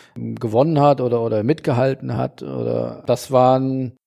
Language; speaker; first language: German; native; German